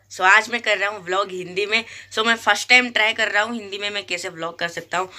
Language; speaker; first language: Hindi; non-native, local second language; Odia